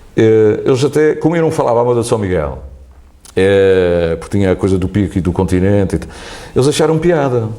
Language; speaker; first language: Portuguese; native; Portuguese